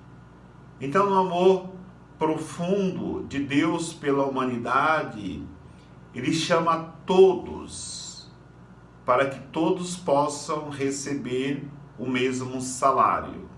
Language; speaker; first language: Portuguese; native; Portuguese